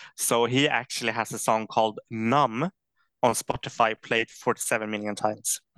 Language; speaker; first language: English; non-native, fluent; Swedish